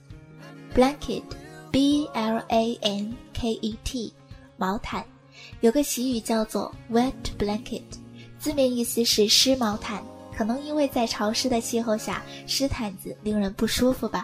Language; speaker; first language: Chinese; native; Chinese